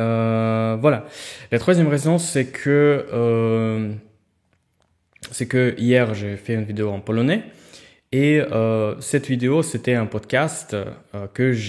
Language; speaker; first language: French; non-native, fluent; Russian